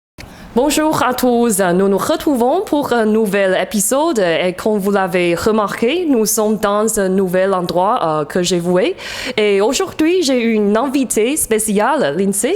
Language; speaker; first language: French; non-native, learner; Chinese